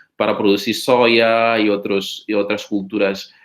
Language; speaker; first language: Spanish; non-native, fluent; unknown